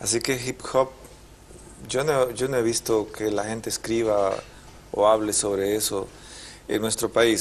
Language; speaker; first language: Spanish; native; Spanish